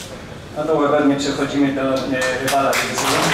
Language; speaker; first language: Polish; native; Polish